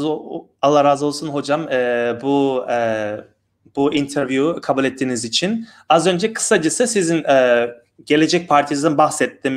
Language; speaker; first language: Turkish; non-native, fluent; Uyghur